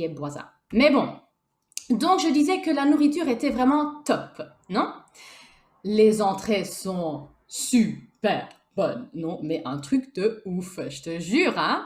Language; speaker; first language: French; native; French